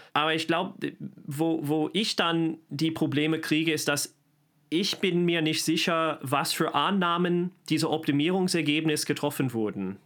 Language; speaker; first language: German; non-native, fluent; English